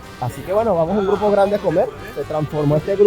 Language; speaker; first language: Spanish; native; Spanish